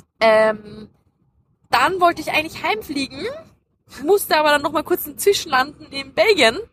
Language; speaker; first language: German; early bilingual, other home language; Dutch